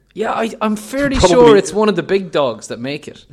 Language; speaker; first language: English; native; English